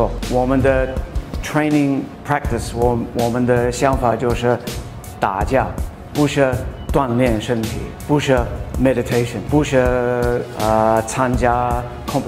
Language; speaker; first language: Chinese; non-native, fluent; English